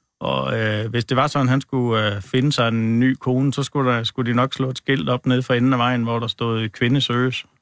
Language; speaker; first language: Danish; native; Danish